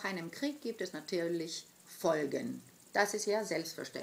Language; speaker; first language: German; non-native, fluent; Greek